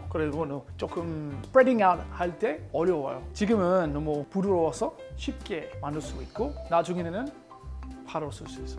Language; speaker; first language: Korean; non-native, learner; English